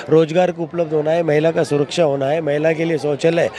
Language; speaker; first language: Hindi; non-native, local second language; Marathi